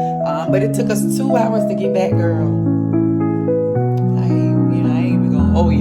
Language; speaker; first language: English; native; English